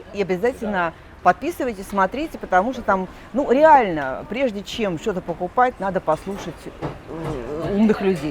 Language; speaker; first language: Russian; native; Russian